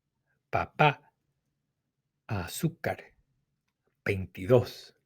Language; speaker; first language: Spanish; non-native, fluent; English